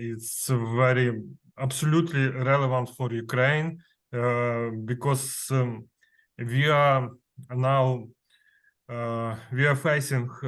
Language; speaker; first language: English; non-native, learner; Ukrainian